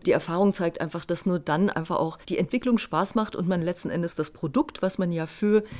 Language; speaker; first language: German; native; German